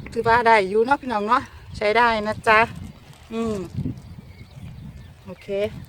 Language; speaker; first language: Thai; native; Thai